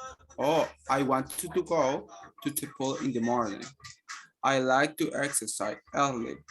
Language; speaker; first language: English; non-native, learner; Spanish